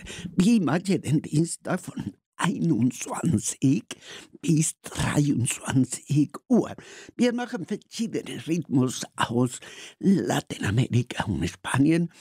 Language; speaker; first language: German; non-native, fluent; Spanish